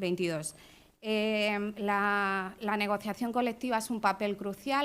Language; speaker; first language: Spanish; native; Spanish